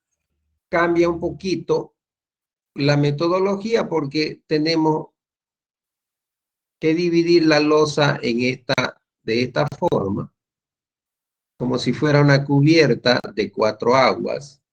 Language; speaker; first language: Spanish; native; Spanish